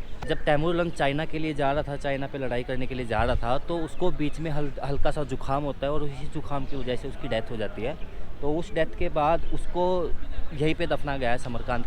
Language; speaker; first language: Hindi; native; Hindi